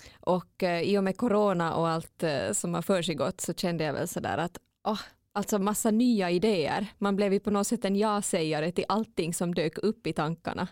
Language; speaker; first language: Swedish; native; Swedish